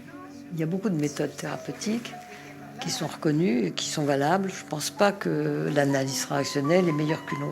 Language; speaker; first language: French; native; French